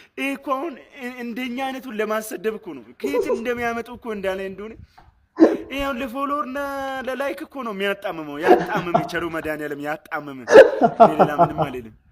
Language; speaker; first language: Amharic; non-native, local second language; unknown